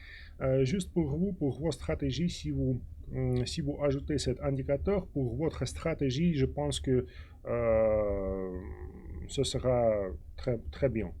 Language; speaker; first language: French; non-native, fluent; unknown